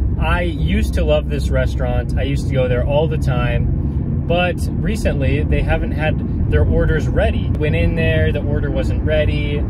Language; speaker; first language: English; native; English